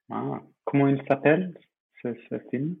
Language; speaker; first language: French; non-native, fluent; English